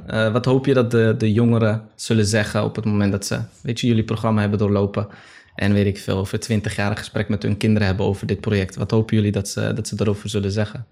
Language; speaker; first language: Dutch; early bilingual, other home language; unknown